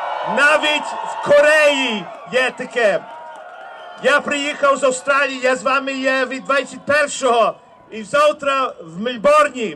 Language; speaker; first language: Ukrainian; early bilingual, heritage; Ukrainian